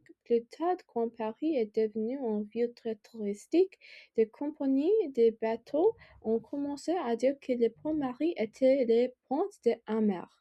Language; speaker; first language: French; non-native, learner; English